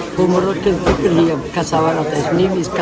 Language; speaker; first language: English; non-native, learner; Arabic